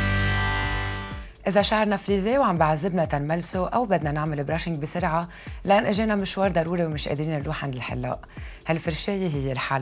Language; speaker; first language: Arabic; native; Arabic